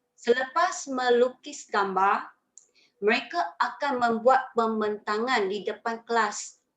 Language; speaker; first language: Malay; non-native, local second language; Chinese